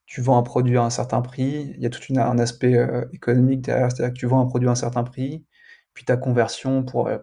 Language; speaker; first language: French; native; French